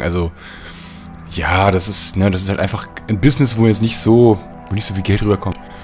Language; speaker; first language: German; native; German